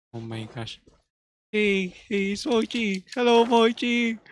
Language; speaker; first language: English; non-native, local second language; Filipino